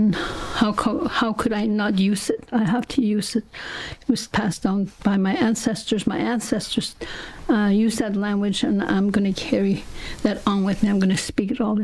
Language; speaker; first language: English; non-native, fluent; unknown